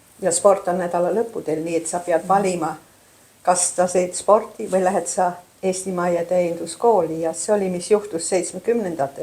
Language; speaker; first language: Estonian; early bilingual, heritage; Estonian